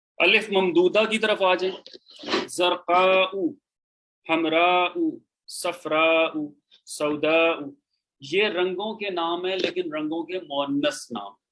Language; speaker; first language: Urdu; native; Urdu